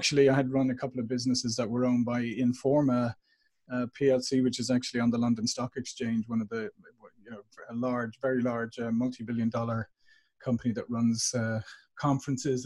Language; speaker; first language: English; native; English